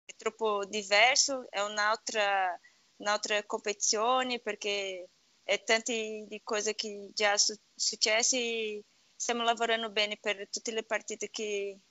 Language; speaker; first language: Italian; non-native, learner; Portuguese